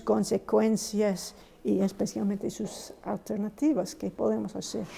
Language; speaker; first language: Spanish; non-native, fluent; English